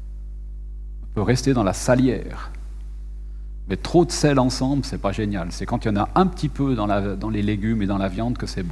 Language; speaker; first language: French; native; French